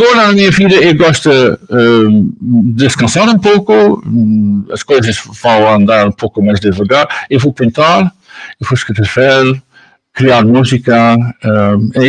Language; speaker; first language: Portuguese; non-native, learner; Dutch